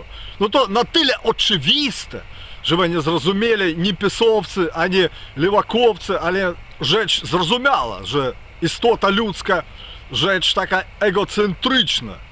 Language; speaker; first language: Polish; non-native, fluent; Ukrainian